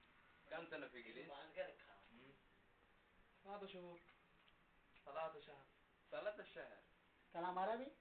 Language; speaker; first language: Arabic; non-native, learner; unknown